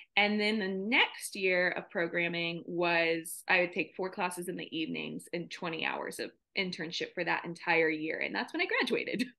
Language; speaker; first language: English; native; English